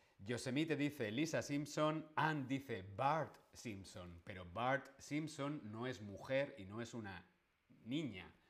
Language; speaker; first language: Spanish; native; Spanish